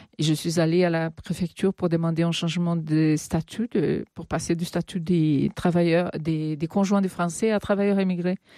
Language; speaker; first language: French; non-native, fluent; Portuguese